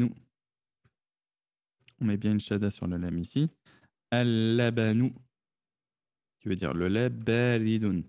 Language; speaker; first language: French; native; French